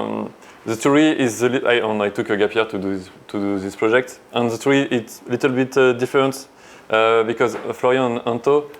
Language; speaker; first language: English; non-native, learner; French